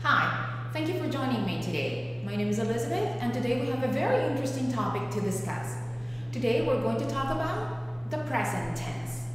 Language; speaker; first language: English; non-native, fluent; Spanish